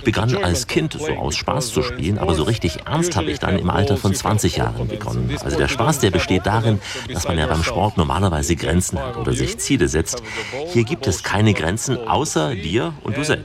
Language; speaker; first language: German; native; German